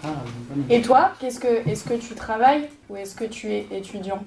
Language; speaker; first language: French; native; French